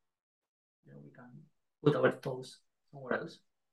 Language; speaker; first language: English; non-native, fluent; Spanish